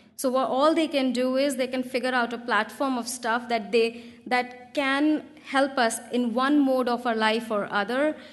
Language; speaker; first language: English; non-native, local second language; Hindi